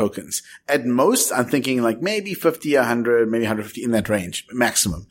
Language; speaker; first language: English; native; English